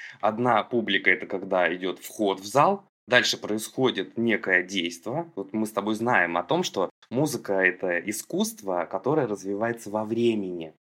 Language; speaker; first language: Russian; native; Russian